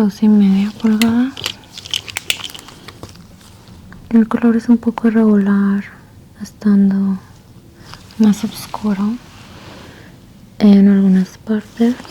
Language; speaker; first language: Spanish; early bilingual, heritage; Spanish